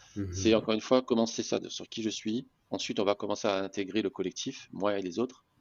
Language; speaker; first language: French; native; French